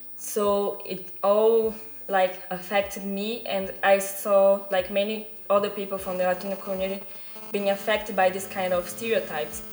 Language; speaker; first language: English; non-native, fluent; Portuguese